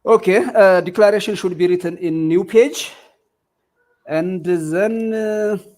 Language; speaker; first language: English; non-native, local second language; Amharic